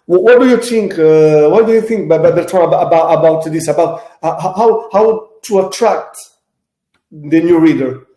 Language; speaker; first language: English; non-native, fluent; Italian